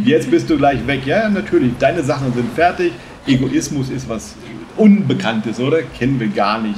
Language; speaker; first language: German; native; German